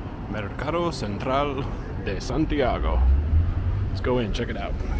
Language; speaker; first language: English; native; English